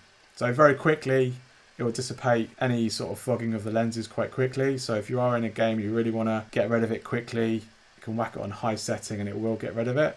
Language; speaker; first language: English; native; English